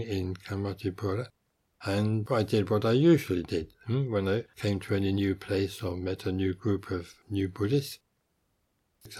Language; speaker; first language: English; native; English